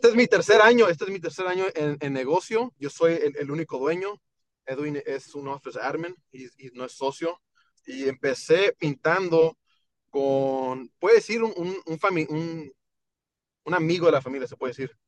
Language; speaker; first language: Spanish; early bilingual, heritage; Spanish